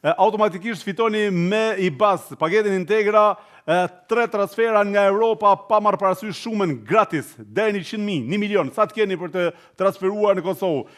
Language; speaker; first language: Albanian; native; Albanian